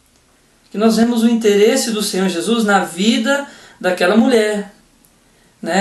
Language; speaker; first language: Portuguese; native; Portuguese